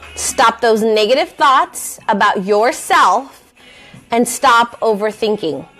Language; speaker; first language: English; native; English